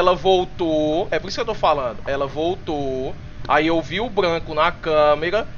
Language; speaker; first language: Portuguese; native; Portuguese